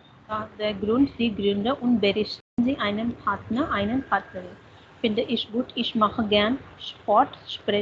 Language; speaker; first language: German; non-native, fluent; Hindi